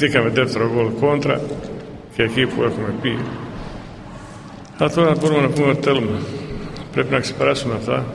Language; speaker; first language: Greek; non-native, fluent; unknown